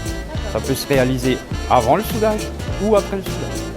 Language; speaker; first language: French; native; French